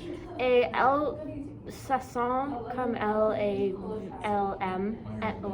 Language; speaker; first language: French; non-native, learner; English